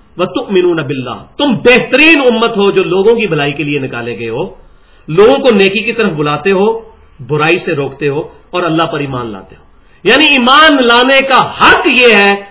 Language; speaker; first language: Urdu; non-native, local second language; Punjabi